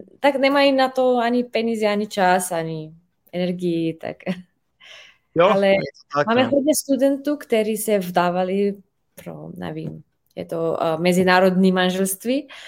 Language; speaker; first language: Czech; non-native, fluent; Slovenian